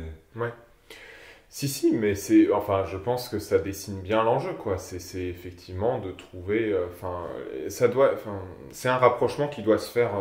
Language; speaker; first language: French; native; French